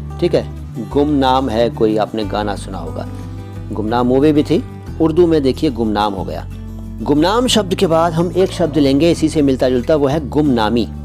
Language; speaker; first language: Hindi; native; Hindi